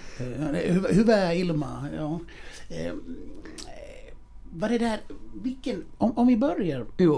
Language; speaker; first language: Swedish; native; Swedish